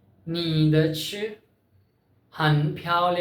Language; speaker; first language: Chinese; non-native, fluent; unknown